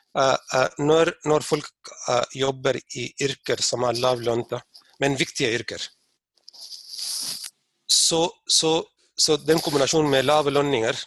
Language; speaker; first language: Norwegian; non-native, fluent; Arabic